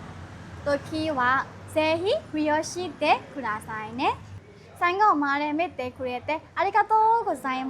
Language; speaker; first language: Japanese; non-native, learner; Burmese